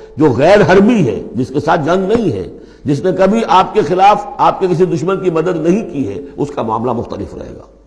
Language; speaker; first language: Urdu; native; Urdu